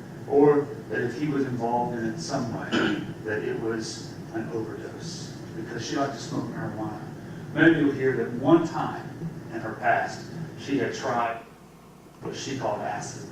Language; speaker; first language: English; native; English